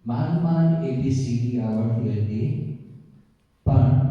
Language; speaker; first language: Gujarati; early bilingual, heritage; Gujarati